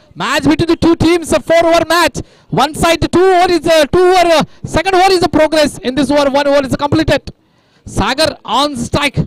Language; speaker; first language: English; non-native, local second language; Marathi